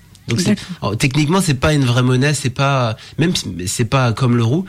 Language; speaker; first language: French; native; French